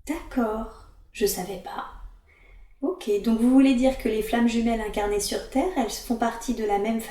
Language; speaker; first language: French; native; French